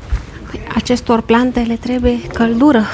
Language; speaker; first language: Romanian; native; Romanian